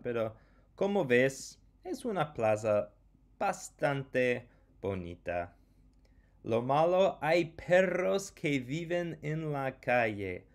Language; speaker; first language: Spanish; non-native, fluent; English